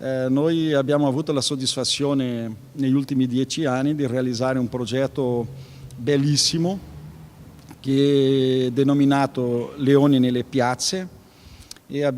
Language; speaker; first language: Italian; early bilingual, heritage; Venetian